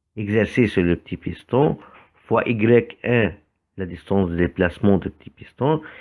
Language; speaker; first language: French; non-native, fluent; Arabic